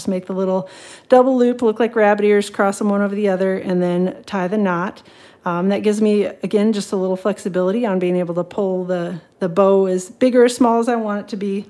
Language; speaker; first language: English; native; English